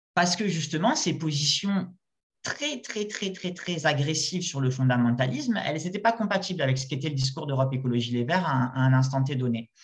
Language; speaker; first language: French; native; French